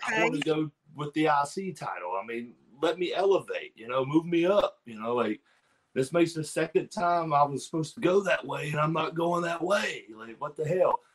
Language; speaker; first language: English; native; English